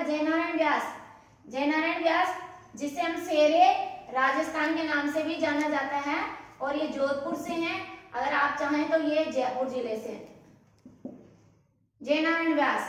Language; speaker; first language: Hindi; native; Hindi